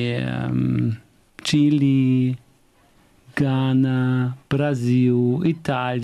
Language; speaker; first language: Portuguese; non-native, fluent; German